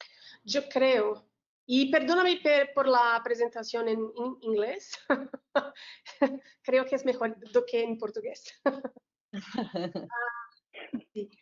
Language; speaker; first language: Spanish; non-native, learner; Portuguese